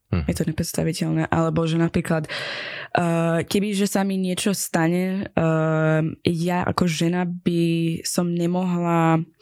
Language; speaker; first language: Slovak; non-native, fluent; Persian